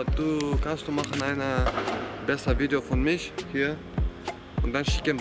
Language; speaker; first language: German; non-native, learner; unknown